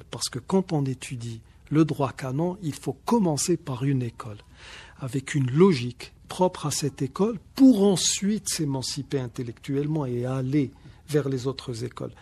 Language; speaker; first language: French; non-native, local second language; Arabic